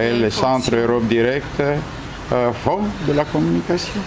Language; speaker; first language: French; non-native, fluent; Romanian